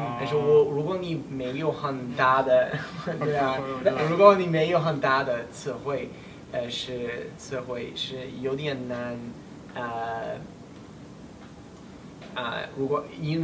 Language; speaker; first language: Chinese; non-native, learner; English